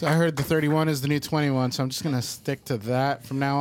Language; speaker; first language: English; early bilingual, other home language; Spanish